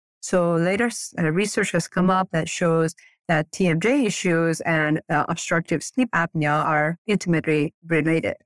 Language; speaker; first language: English; early bilingual, other home language; Persian